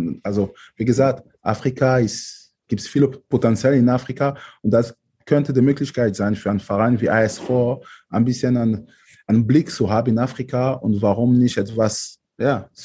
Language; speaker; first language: German; non-native, fluent; French